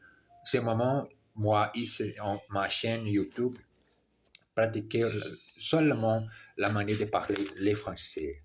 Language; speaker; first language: French; non-native, learner; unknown